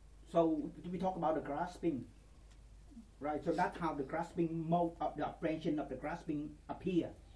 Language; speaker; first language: English; non-native, fluent; Vietnamese